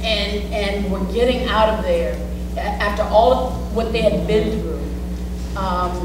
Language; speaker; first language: English; native; English